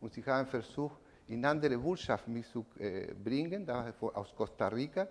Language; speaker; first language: German; non-native, learner; Spanish